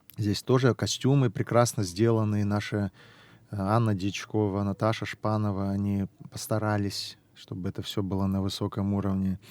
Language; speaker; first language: Russian; non-native, local second language; Abkhazian